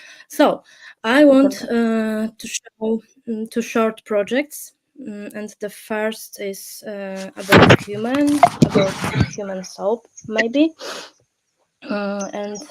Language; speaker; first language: English; non-native, learner; Polish